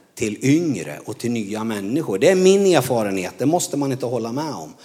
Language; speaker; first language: Swedish; native; Swedish